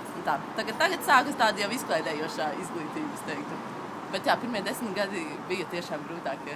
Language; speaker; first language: Latvian; native; Latvian